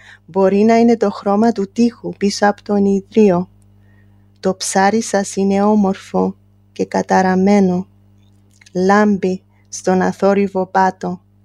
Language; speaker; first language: Greek; non-native, local second language; Armenian